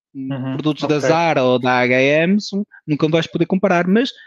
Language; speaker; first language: Portuguese; early bilingual, heritage; French